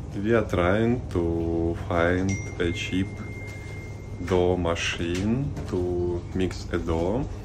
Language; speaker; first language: English; non-native, learner; Russian